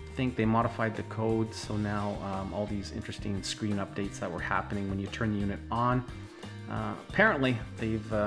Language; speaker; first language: English; native; English